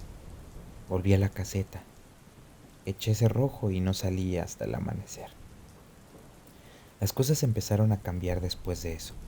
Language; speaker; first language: Spanish; native; Spanish